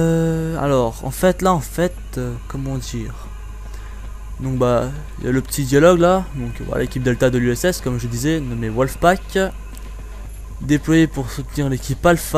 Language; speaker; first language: French; native; French